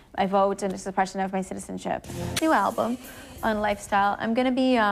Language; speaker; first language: English; early bilingual, other home language; Portuguese